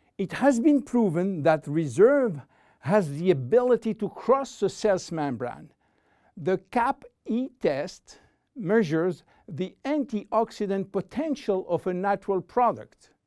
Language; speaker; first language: English; non-native, fluent; French